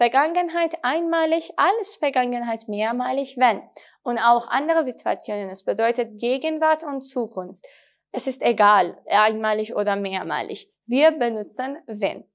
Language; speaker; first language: German; non-native, fluent; Persian